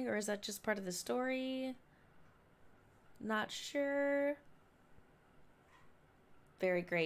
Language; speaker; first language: English; native; English